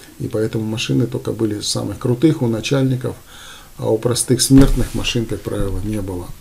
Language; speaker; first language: Russian; native; Russian